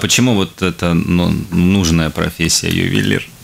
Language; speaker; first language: Russian; native; Russian